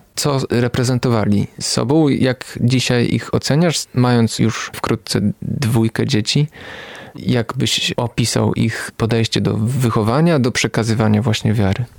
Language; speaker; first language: Polish; native; Polish